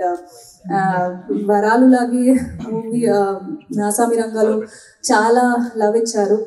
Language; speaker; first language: Telugu; non-native, local second language; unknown